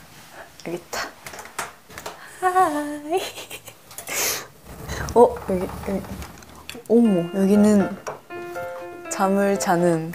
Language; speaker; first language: Korean; non-native, fluent; Japanese